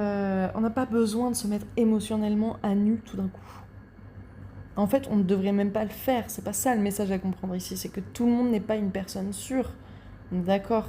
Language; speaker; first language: French; native; French